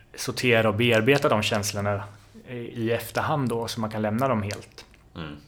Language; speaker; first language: Swedish; native; Swedish